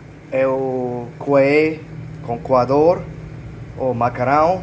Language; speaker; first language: Portuguese; non-native, learner; English